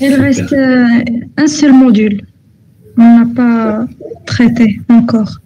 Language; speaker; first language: French; non-native, local second language; Arabic